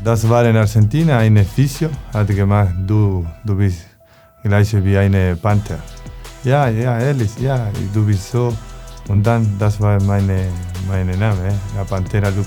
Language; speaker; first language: German; non-native, learner; Spanish